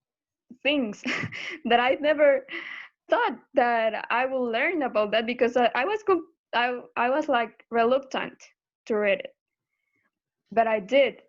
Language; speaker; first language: English; non-native, learner; Spanish